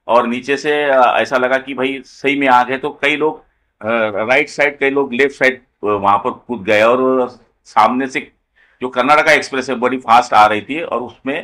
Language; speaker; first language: Hindi; non-native, local second language; Marathi